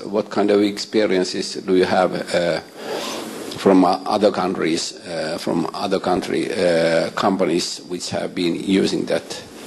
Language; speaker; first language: English; non-native, fluent; Finnish